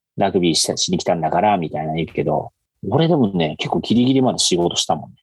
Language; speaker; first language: Japanese; native; Japanese